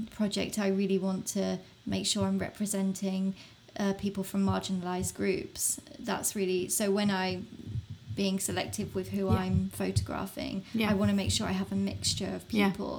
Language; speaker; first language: English; native; English